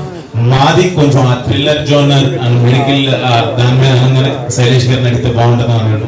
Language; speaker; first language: Telugu; native; Telugu